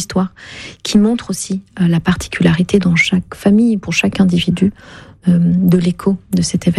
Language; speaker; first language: French; non-native, local second language; Kinyarwanda